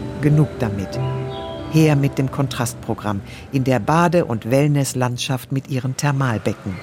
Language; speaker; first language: German; native; German